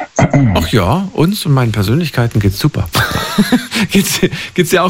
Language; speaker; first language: German; native; German